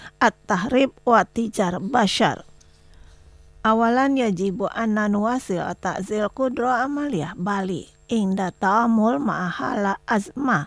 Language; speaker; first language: Arabic; non-native, learner; Indonesian